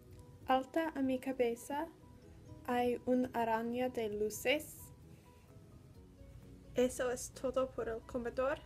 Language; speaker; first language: Spanish; non-native, learner; English